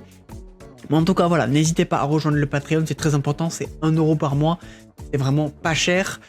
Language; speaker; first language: French; native; French